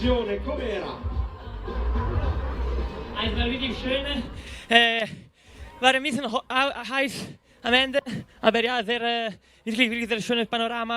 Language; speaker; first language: German; non-native, fluent; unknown